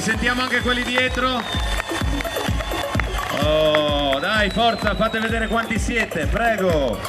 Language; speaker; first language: Italian; native; Italian